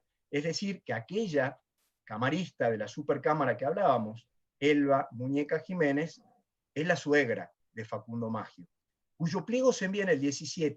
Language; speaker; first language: Spanish; native; Spanish